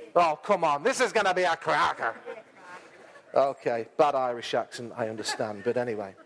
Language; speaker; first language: English; native; English